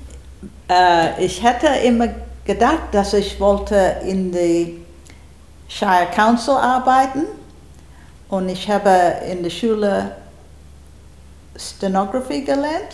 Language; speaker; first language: German; non-native, learner; English